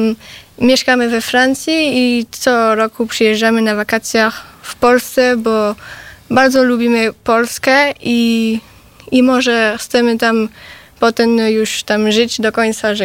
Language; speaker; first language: Polish; early bilingual, heritage; Polish